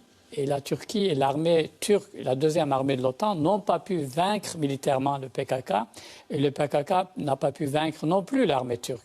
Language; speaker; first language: French; native; French